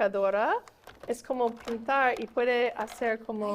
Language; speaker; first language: Spanish; non-native, fluent; English